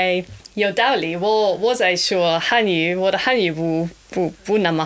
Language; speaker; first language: Chinese; non-native, fluent; German